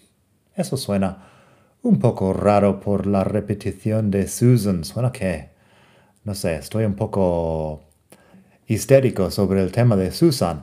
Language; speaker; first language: Spanish; non-native, fluent; English